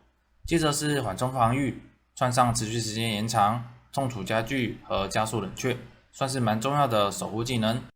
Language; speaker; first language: Chinese; native; Chinese